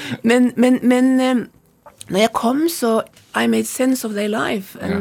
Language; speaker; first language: English; non-native, fluent; Norwegian